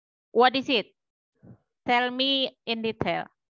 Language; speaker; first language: English; non-native, fluent; Indonesian